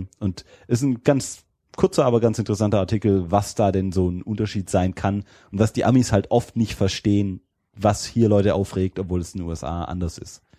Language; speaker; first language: German; native; German